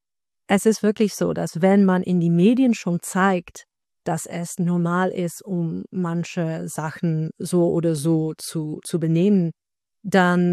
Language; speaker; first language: German; non-native, fluent; Dutch